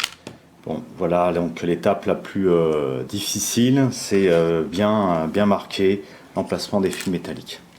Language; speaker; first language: French; native; French